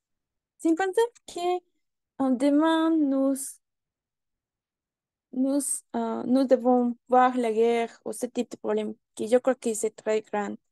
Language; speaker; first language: French; non-native, learner; Spanish